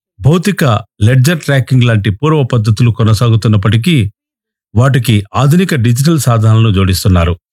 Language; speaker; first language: Telugu; native; Telugu